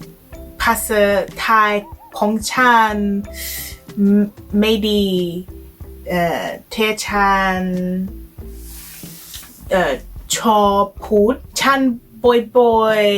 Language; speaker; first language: Thai; non-native, learner; English